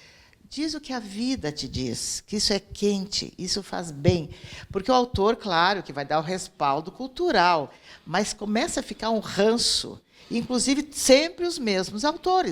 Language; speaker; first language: Portuguese; native; Portuguese